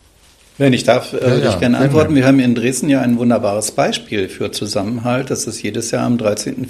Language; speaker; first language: German; native; German